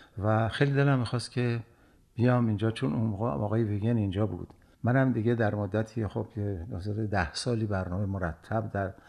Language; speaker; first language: Persian; native; Persian